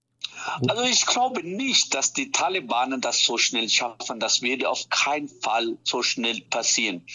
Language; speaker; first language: German; non-native, fluent; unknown